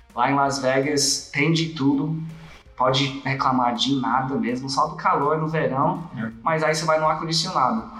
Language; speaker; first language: Portuguese; non-native, fluent; English